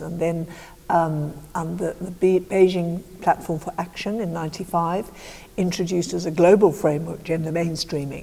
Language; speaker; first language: English; native; English